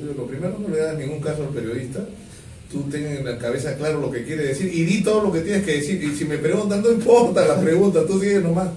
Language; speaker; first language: Spanish; native; Spanish